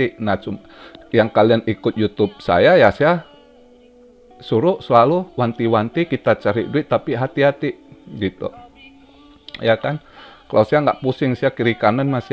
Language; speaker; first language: Indonesian; native; Indonesian